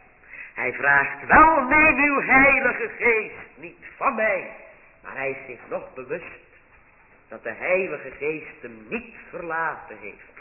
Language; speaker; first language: Dutch; native; Dutch